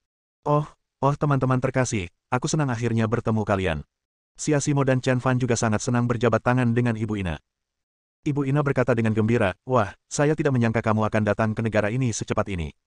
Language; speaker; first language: Indonesian; native; Indonesian